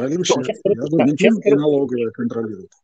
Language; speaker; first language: Russian; non-native, local second language; Chechen